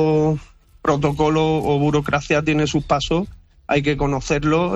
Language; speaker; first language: Spanish; native; Spanish